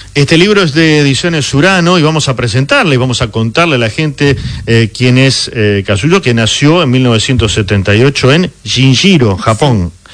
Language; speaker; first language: Spanish; native; Spanish